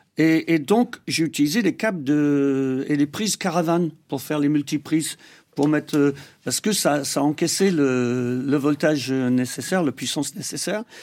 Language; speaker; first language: French; non-native, fluent; English